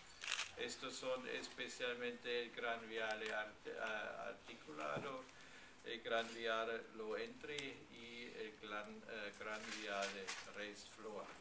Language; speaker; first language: Spanish; non-native, fluent; German